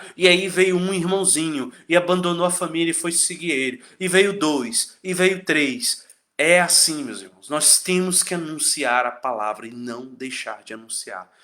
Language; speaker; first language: Portuguese; native; Portuguese